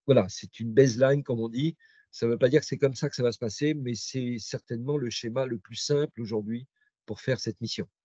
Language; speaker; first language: French; native; French